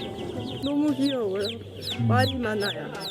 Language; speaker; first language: Korean; non-native, fluent; Estonian